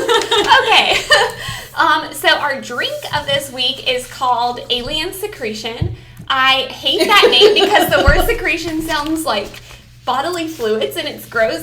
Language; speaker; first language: English; native; English